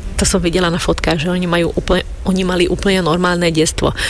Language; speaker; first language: Slovak; non-native, local second language; Hungarian